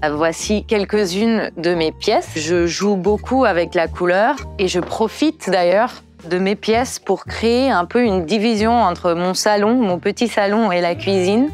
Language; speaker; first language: French; non-native, fluent; Portuguese